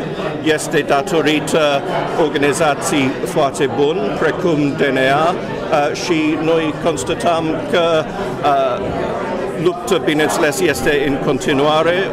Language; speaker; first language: Romanian; non-native, fluent; English